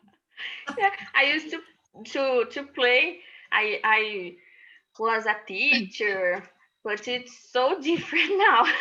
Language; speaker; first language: English; non-native, learner; Portuguese